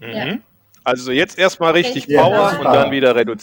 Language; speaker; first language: German; native; German